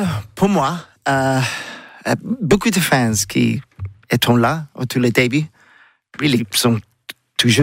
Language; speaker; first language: French; non-native, learner; English